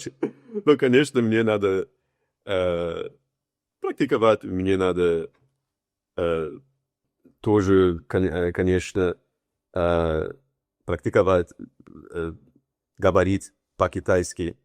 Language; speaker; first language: Russian; non-native, learner; Portuguese